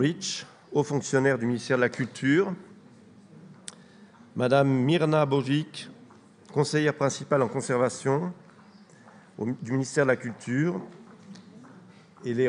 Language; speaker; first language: French; native; French